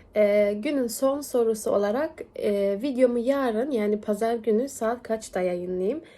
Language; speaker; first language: Turkish; early bilingual, heritage; Turkish